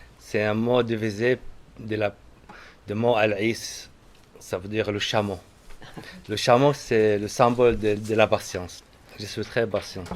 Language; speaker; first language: French; non-native, fluent; Arabic